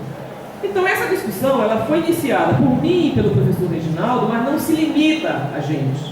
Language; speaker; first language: Portuguese; native; Portuguese